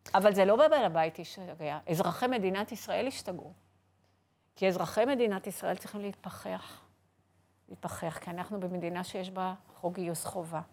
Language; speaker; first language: Hebrew; native; Hebrew